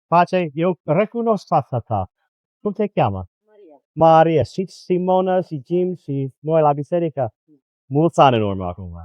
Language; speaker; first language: Romanian; non-native, learner; English